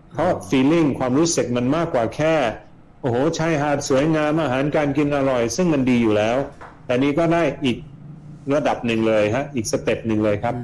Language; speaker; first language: Thai; early bilingual, other home language; Swedish